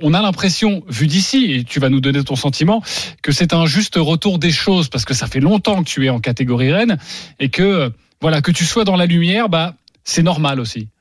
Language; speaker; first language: French; native; French